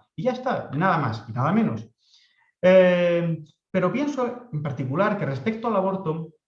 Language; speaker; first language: Spanish; native; Spanish